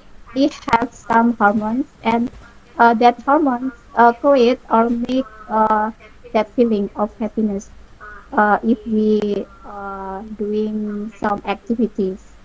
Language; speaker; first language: English; non-native, learner; Indonesian